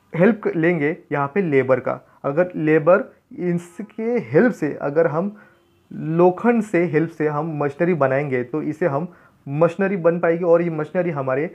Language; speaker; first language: Hindi; non-native, local second language; Marathi